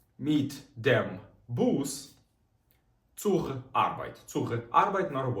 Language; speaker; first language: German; non-native, fluent; Ukrainian